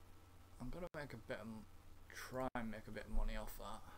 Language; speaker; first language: English; native; English